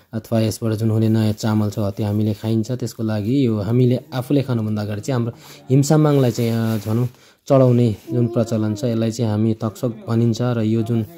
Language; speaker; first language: Nepali; non-native, local second language; Limbu